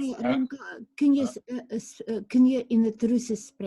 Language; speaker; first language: Dutch; non-native, fluent; Russian